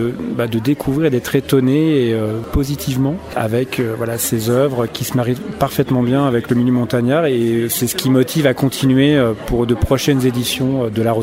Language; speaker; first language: French; native; French